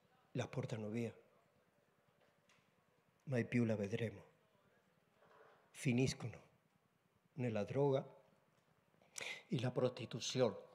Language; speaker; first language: Italian; non-native, learner; Spanish